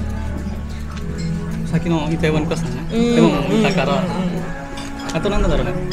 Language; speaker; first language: Japanese; non-native, fluent; Indonesian